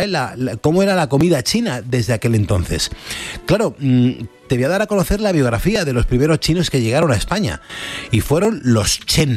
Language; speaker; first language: Spanish; native; Spanish